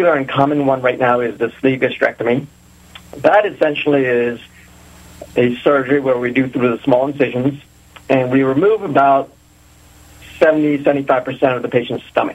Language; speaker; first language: English; native; English